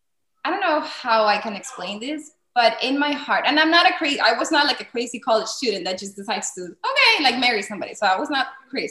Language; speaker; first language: English; non-native, fluent; Spanish